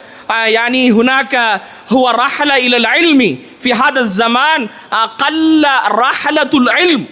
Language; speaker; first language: Arabic; non-native, fluent; Tamil